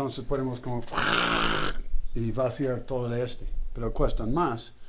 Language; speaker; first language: Spanish; non-native, learner; English